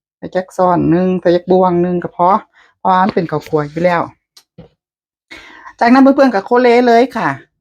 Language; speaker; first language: Thai; native; Thai